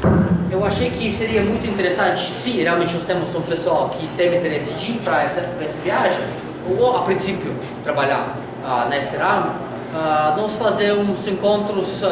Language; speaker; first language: Portuguese; non-native, learner; Russian